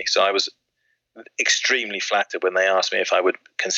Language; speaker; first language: English; native; English